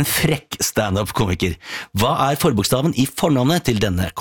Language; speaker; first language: Norwegian; native; Norwegian